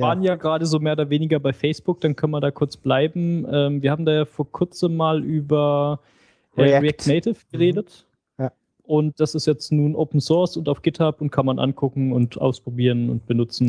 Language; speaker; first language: German; native; German